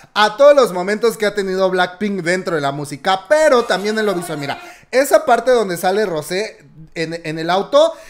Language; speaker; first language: Spanish; native; Spanish